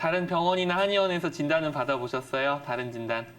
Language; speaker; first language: Korean; native; Korean